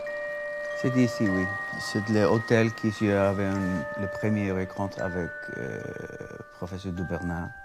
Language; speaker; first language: French; non-native, learner; Icelandic